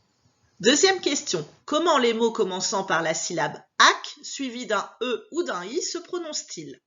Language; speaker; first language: French; native; French